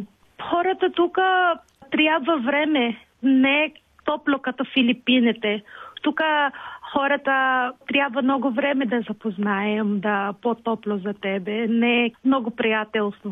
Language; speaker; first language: Bulgarian; non-native, learner; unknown